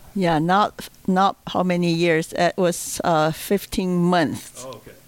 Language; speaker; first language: English; non-native, fluent; Chinese